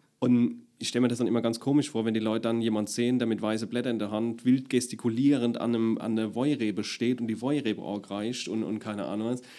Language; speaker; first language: German; native; German